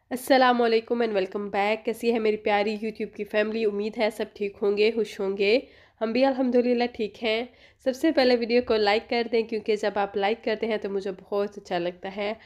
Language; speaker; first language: Urdu; native; Urdu